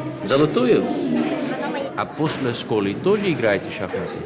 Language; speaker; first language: Russian; non-native, learner; Dutch